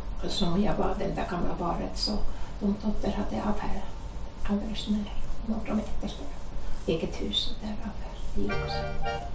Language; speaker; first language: Swedish; non-native, learner; Finnish